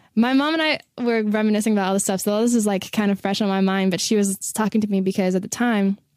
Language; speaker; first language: English; native; English